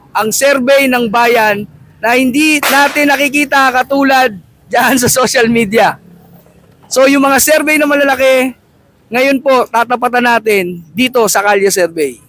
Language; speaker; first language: Filipino; native; Filipino